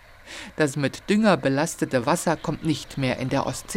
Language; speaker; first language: German; native; German